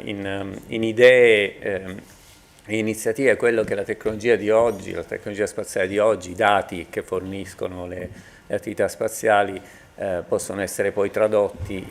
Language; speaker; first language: Italian; native; Italian